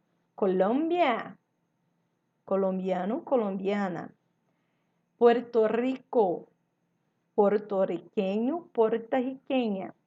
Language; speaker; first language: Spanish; non-native, learner; Portuguese